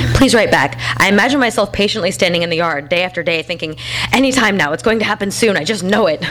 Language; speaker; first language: English; native; English